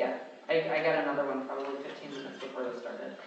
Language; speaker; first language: English; native; English